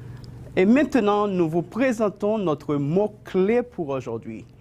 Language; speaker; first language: French; non-native, fluent; Spanish